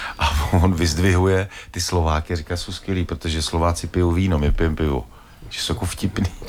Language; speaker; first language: Czech; native; Czech